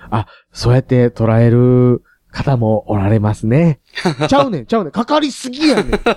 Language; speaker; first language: Japanese; native; Japanese